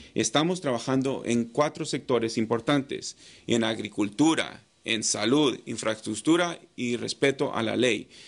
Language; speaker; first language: Spanish; non-native, fluent; English